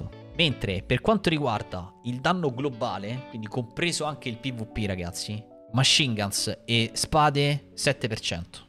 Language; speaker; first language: Italian; native; Italian